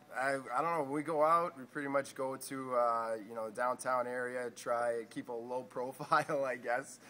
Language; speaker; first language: English; native; English